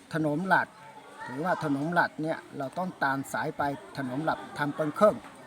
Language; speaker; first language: Thai; non-native, local second language; S'gaw Karen